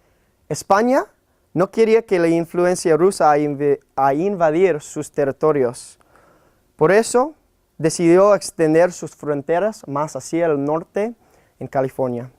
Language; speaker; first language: Spanish; non-native, fluent; English